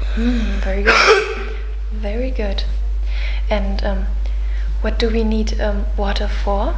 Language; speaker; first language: English; non-native, fluent; German